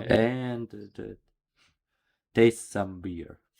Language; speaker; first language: English; non-native, learner; Ukrainian